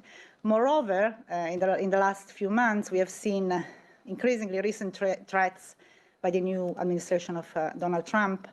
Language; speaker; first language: English; non-native, fluent; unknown